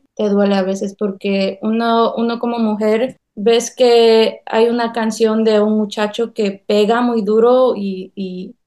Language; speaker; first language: Spanish; early bilingual, heritage; Spanish